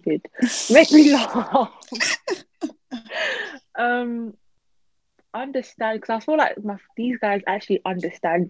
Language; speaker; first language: English; native; English